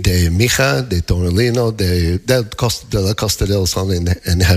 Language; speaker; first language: Spanish; non-native, learner; English